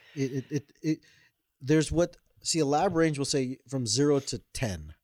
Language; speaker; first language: English; native; English